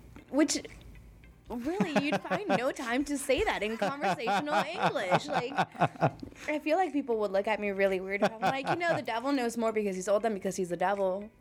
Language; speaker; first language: English; early bilingual, other home language; Spanish